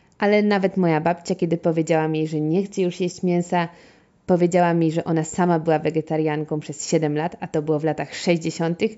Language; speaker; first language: Polish; native; Polish